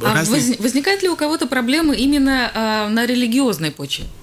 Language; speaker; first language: Russian; native; Russian